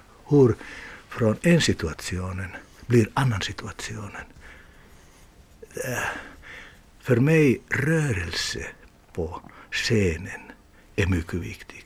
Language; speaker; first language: Swedish; non-native, learner; Finnish